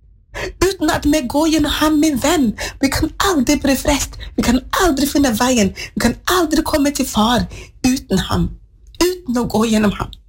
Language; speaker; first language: Norwegian; non-native, fluent; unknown